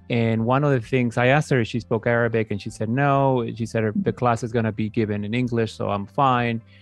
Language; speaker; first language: English; native; English